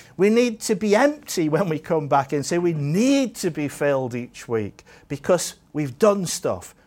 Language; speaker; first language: English; native; English